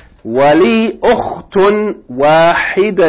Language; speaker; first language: Arabic; non-native, fluent; English